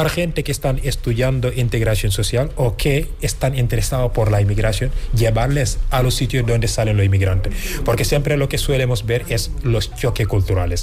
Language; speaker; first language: Spanish; non-native, fluent; Wolof